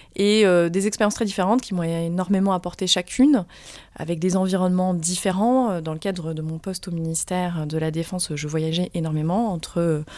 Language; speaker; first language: French; native; French